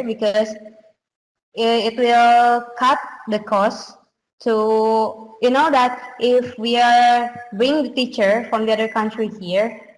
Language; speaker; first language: English; non-native, learner; Indonesian